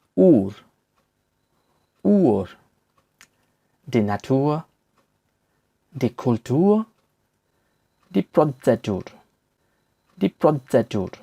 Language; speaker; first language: German; non-native, fluent; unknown